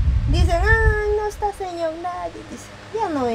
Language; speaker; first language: Spanish; native; Spanish